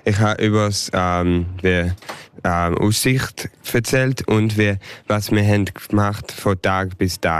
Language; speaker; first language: German; early bilingual, heritage; English